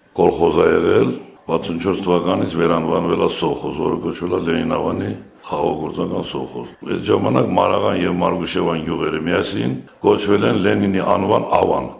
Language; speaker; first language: Armenian; native; Armenian